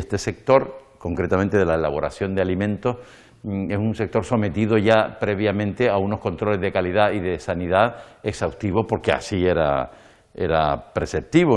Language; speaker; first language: Spanish; native; Spanish